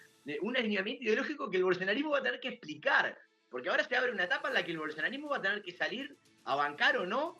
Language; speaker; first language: Spanish; native; Spanish